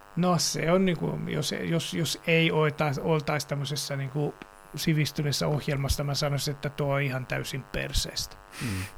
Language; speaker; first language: Finnish; non-native, fluent; Serbian